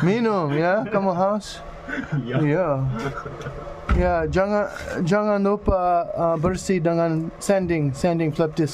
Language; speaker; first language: Indonesian; non-native, learner; English